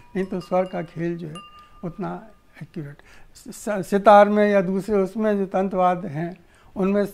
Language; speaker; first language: Hindi; native; Hindi